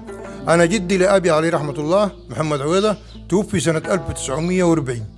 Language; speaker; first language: Arabic; native; Arabic